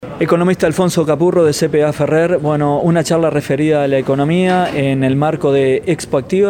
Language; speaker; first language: Spanish; native; Spanish